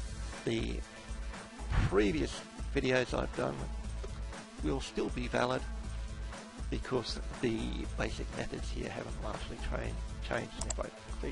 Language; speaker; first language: English; native; English